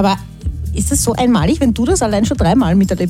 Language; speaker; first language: German; native; German